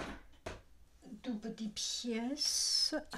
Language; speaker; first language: French; non-native, learner; Chinese